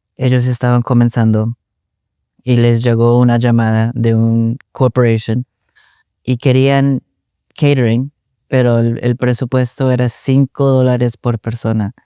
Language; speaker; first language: Spanish; early bilingual, other home language; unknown